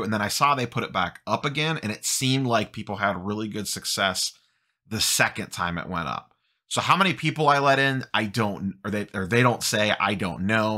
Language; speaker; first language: English; native; English